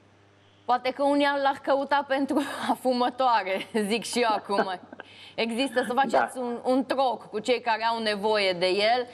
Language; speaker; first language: Romanian; native; Romanian